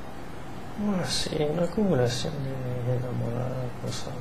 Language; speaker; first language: Spanish; non-native, learner; French